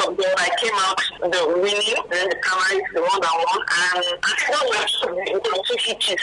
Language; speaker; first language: English; non-native, local second language; Ibibio